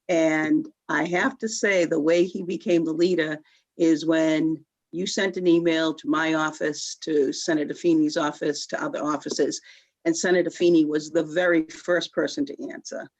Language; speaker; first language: English; native; English